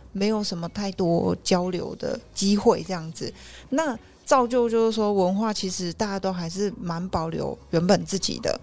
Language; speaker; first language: Chinese; native; Chinese